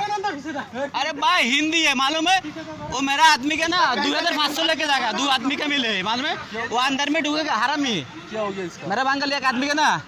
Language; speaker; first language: Hindi; non-native, learner; Bangla